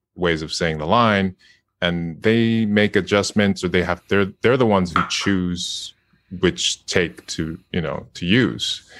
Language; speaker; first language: English; non-native, fluent; Japanese